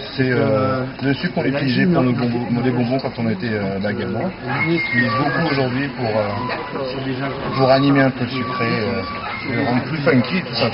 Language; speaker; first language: French; native; French